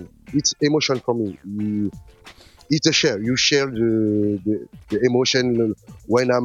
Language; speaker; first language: English; non-native, learner; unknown